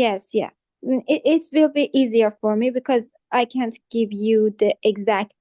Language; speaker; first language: English; non-native, fluent; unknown